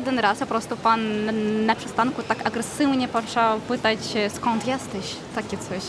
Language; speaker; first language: Polish; non-native, fluent; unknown